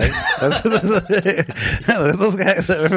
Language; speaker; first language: English; non-native, fluent; Punjabi